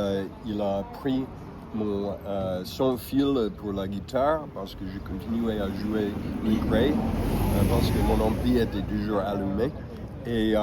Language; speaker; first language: French; non-native, fluent; English